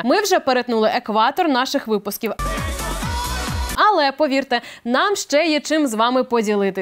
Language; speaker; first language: Ukrainian; native; Ukrainian